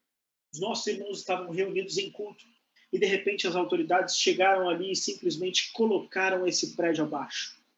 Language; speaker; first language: Portuguese; native; Portuguese